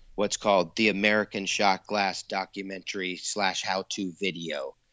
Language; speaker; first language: English; native; English